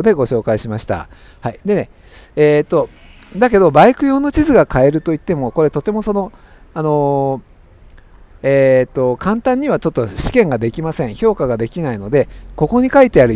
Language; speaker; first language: Japanese; native; Japanese